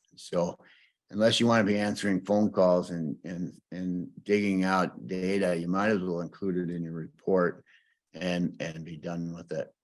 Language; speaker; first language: English; native; English